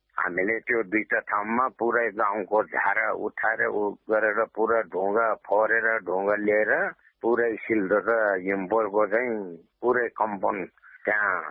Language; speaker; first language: Nepali; non-native, local second language; Gurung